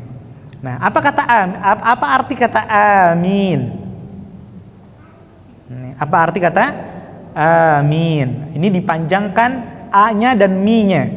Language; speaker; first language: Indonesian; native; Indonesian